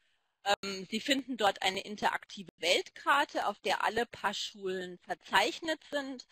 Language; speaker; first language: German; native; German